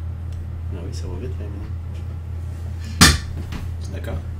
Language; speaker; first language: French; native; French